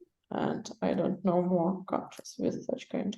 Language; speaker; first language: English; non-native, learner; Russian